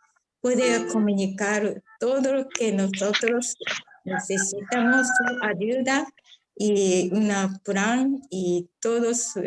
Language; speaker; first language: Spanish; non-native, fluent; Japanese